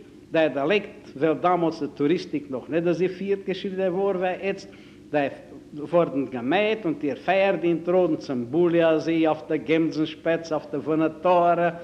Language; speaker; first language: German; native; German